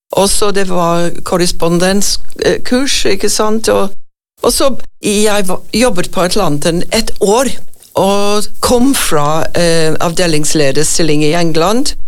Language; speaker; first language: Norwegian; non-native, fluent; English